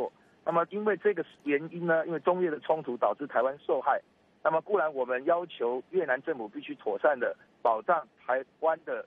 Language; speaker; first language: Chinese; native; Chinese